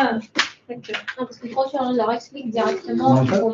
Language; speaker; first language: French; native; French